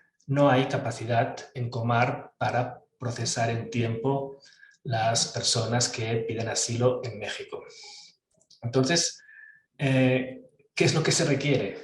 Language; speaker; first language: Spanish; native; Spanish